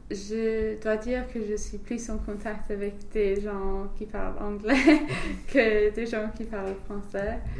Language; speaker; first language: French; non-native, fluent; English